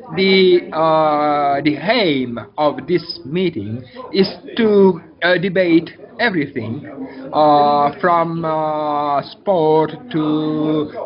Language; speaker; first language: English; non-native, learner; Italian